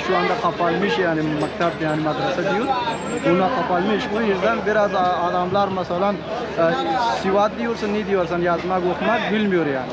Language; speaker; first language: Turkish; non-native, learner; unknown